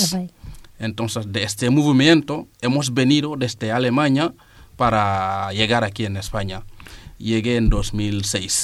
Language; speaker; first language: Spanish; non-native, fluent; Serer